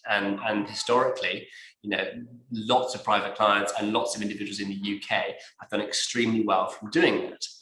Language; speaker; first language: English; native; English